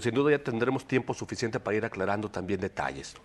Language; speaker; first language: Spanish; native; Spanish